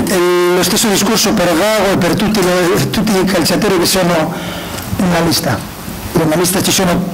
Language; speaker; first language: Italian; non-native, learner; Spanish